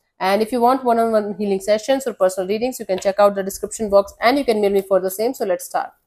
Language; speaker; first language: English; non-native, local second language; Hindi